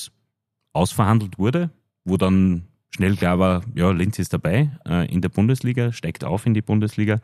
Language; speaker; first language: German; native; German